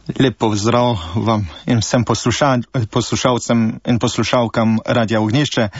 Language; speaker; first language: Slovenian; early bilingual, heritage; Slovenian